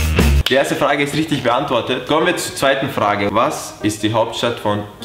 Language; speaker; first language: German; native; German